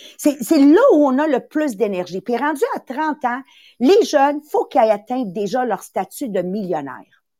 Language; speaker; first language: French; early bilingual, other home language; Italian